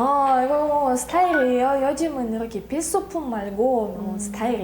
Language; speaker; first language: Korean; non-native, fluent; Russian